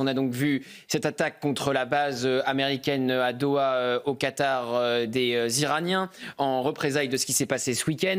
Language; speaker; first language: French; native; French